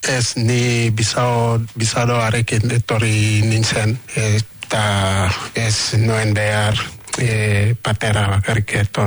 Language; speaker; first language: Basque; non-native, learner; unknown